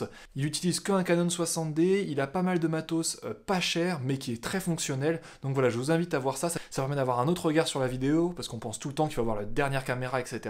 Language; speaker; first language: French; native; French